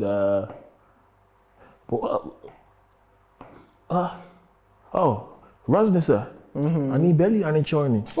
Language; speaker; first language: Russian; non-native, learner; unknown